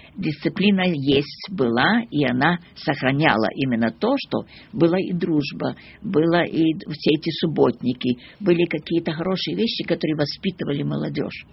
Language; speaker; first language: Russian; early bilingual, heritage; Russian